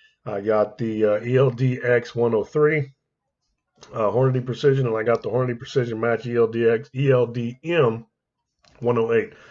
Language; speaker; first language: English; native; English